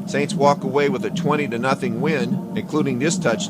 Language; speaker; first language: English; native; English